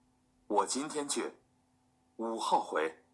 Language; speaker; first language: Chinese; non-native, learner; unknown